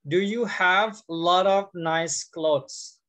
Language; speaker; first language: English; non-native, fluent; Indonesian